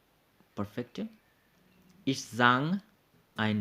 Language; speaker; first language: German; non-native, learner; Bangla